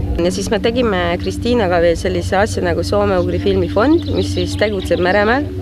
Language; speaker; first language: Estonian; non-native, fluent; Hungarian